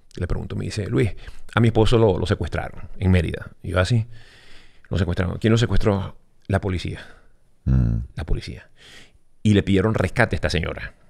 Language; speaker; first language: Spanish; native; Spanish